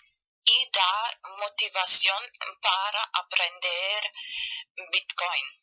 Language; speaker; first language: Spanish; non-native, fluent; German